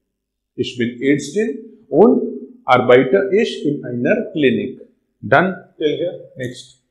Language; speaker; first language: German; non-native, learner; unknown